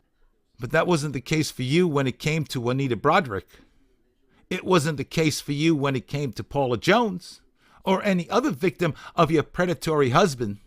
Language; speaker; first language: English; native; English